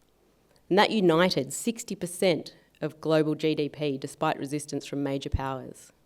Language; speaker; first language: English; native; English